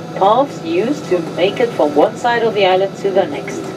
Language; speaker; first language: English; non-native, fluent; Spanish